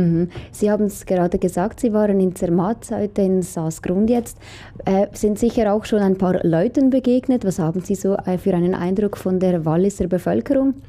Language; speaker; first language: German; native; German